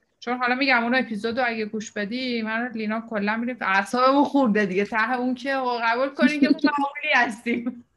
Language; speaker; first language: Persian; native; Persian